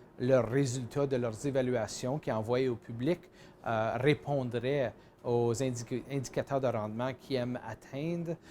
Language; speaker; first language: French; native; French